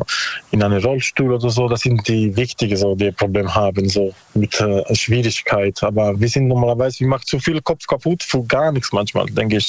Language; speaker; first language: German; non-native, learner; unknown